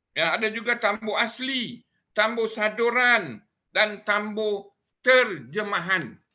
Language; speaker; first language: Malay; native; Malay